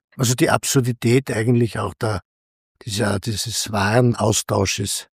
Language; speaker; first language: German; native; German